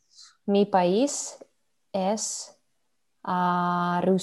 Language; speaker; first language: Spanish; non-native, learner; Russian